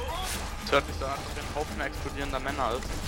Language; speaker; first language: German; native; German